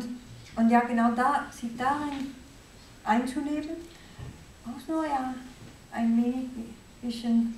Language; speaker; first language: German; non-native, fluent; Danish